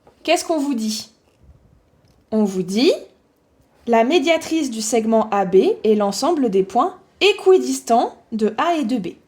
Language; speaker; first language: French; native; French